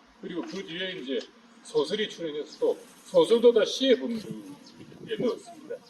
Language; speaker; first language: Korean; native; Korean